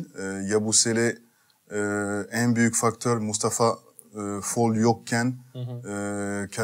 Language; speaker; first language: Turkish; non-native, fluent; French